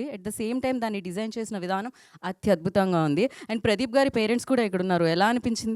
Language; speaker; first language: Telugu; native; Telugu